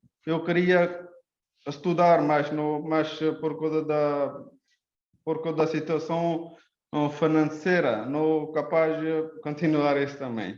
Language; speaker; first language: Portuguese; non-native, learner; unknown